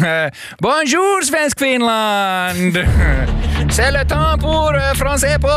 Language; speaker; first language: French; non-native, learner; Swedish